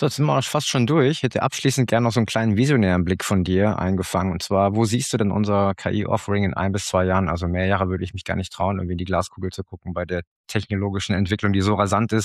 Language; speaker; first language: German; native; German